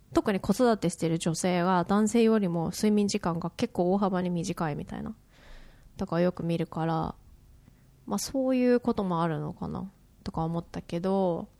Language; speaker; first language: Japanese; native; Japanese